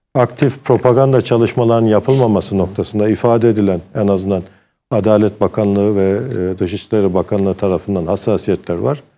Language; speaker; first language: Turkish; early bilingual, heritage; Turkish